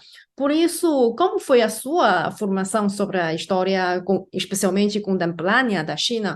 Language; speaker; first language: Portuguese; non-native, fluent; Chinese